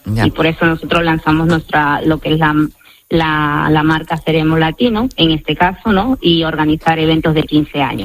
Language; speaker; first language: Spanish; native; Spanish